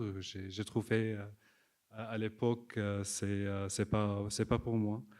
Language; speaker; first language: French; non-native, fluent; Arabic